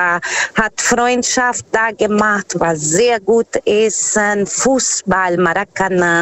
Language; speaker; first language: German; non-native, fluent; Portuguese